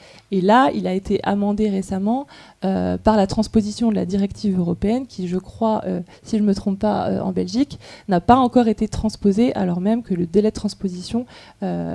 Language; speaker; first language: French; native; French